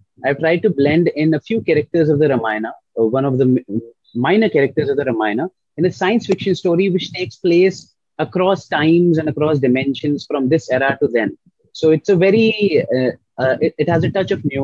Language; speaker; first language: English; non-native, local second language; Hindi